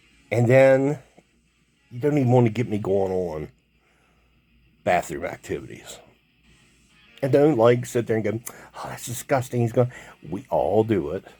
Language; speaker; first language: English; native; English